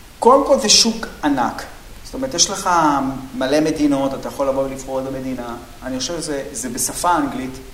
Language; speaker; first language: Hebrew; native; Hebrew